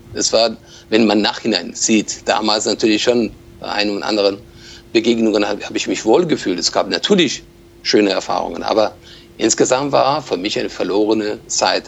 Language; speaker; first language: German; non-native, fluent; Persian